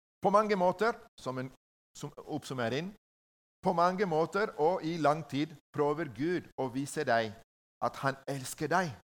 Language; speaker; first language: Norwegian; non-native, learner; Spanish